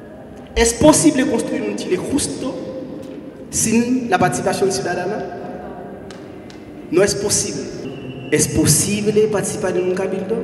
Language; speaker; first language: Spanish; non-native, fluent; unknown